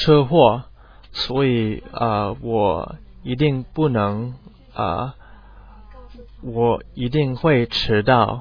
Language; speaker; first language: Chinese; non-native, learner; English